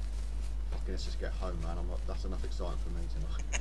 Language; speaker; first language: English; native; English